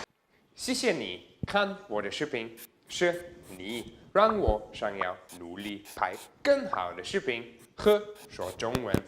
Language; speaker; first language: Chinese; non-native, learner; German